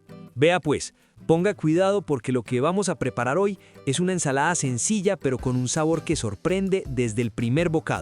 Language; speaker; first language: Spanish; native; Spanish